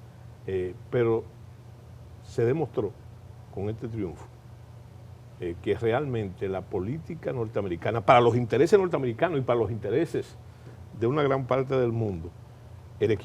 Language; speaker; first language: Spanish; native; Spanish